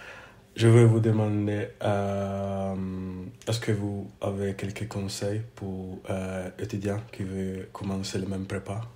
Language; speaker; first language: French; non-native, fluent; English